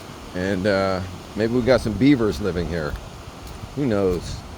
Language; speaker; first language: English; native; English